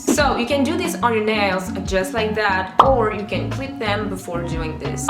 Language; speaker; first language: English; non-native, fluent; French